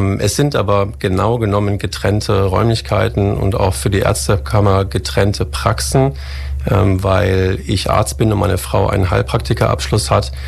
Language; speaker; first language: German; native; German